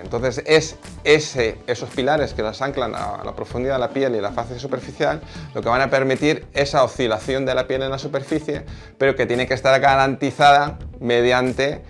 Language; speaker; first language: Spanish; native; Spanish